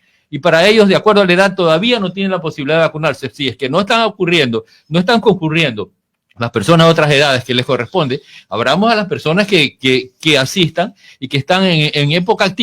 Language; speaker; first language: Spanish; native; Spanish